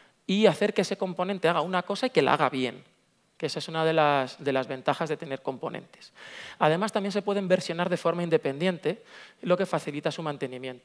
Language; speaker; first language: Spanish; native; Spanish